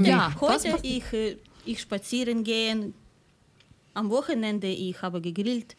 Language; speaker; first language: German; non-native, learner; Ukrainian